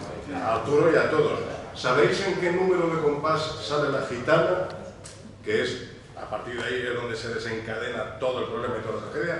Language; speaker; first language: Spanish; native; Spanish